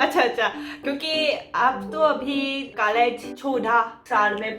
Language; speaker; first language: Hindi; non-native, fluent; Japanese